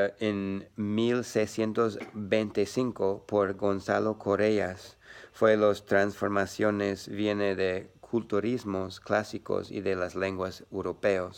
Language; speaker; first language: Spanish; non-native, learner; English